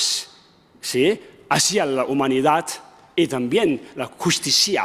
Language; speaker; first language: Spanish; non-native, learner; Tibetan